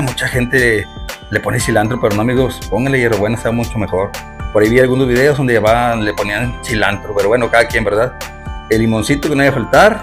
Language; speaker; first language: Spanish; native; Spanish